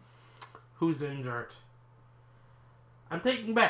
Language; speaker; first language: English; native; English